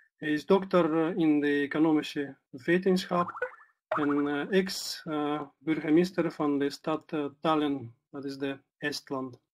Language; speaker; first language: Dutch; non-native, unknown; Russian